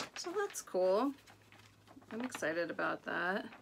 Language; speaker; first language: English; native; English